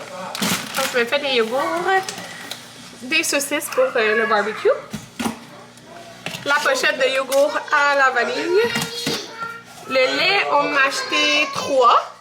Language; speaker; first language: French; native; French